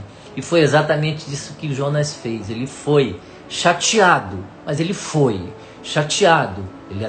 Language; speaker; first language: Portuguese; native; Portuguese